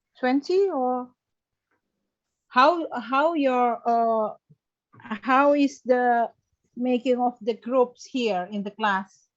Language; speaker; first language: English; non-native, fluent; Indonesian